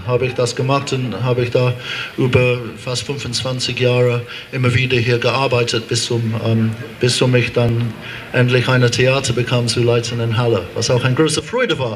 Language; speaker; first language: German; non-native, fluent; English